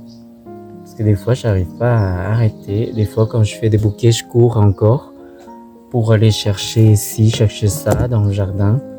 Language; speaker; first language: French; non-native, fluent; Thai